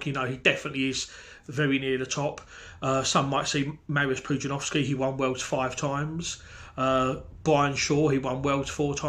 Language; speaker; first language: English; native; English